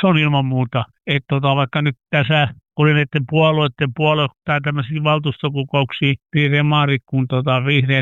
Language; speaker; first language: Finnish; native; Finnish